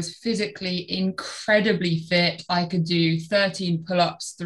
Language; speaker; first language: English; native; English